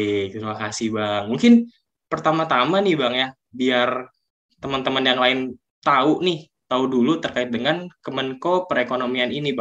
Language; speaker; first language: Indonesian; native; Indonesian